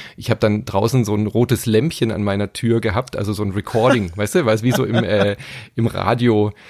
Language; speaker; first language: German; native; German